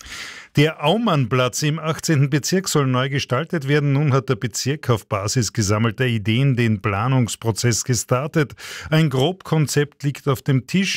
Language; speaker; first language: German; native; German